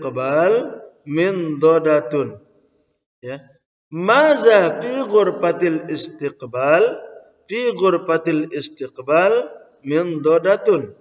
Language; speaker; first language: Arabic; non-native, fluent; Indonesian